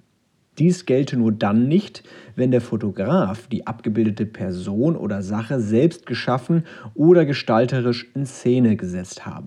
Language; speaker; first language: German; native; German